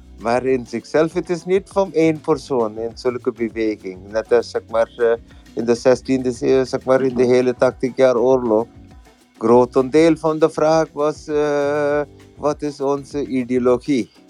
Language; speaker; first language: Dutch; non-native, fluent; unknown